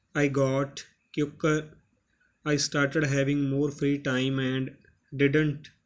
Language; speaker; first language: English; non-native, local second language; Punjabi